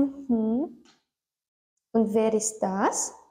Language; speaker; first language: German; non-native, learner; Turkmen